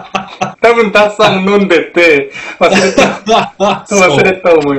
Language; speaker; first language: Japanese; non-native, fluent; Korean